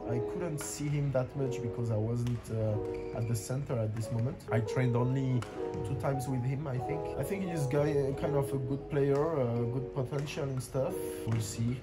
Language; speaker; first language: English; non-native, fluent; French